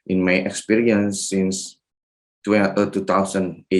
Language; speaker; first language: English; non-native, fluent; Indonesian